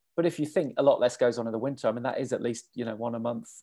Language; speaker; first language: English; native; English